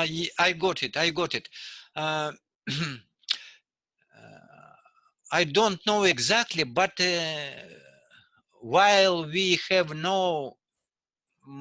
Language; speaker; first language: English; non-native, learner; Russian